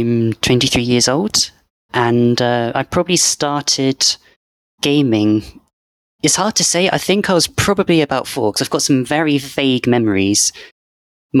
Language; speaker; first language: English; native; English